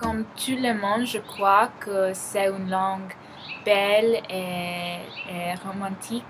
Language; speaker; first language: French; non-native, learner; Spanish